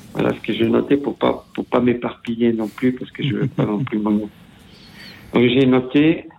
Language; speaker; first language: French; non-native, fluent; Italian